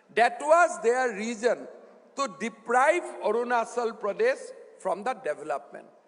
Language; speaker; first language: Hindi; non-native, local second language; Assamese